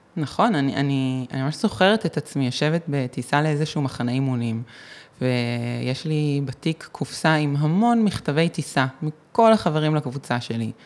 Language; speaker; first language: Hebrew; native; Hebrew